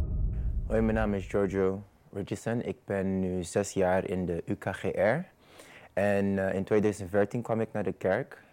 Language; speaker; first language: Dutch; non-native, fluent; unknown